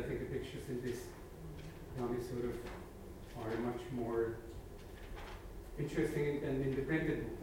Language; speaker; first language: English; non-native, fluent; Czech